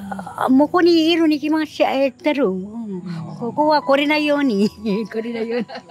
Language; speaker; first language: Japanese; non-native, learner; Filipino